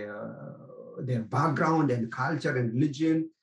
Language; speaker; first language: English; non-native, fluent; Amharic